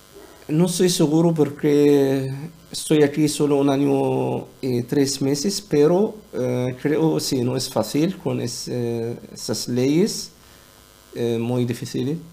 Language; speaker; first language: Spanish; non-native, learner; Arabic